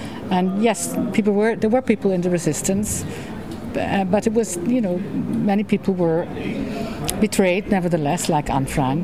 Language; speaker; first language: English; non-native, fluent; Dutch